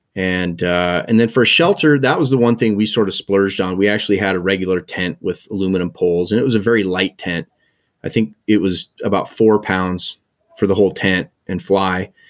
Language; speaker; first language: English; native; English